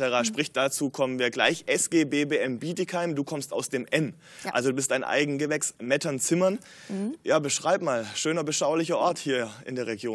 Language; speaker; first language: German; native; German